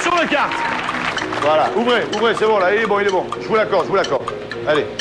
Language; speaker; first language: French; native; French